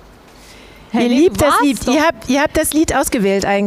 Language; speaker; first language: German; non-native, fluent; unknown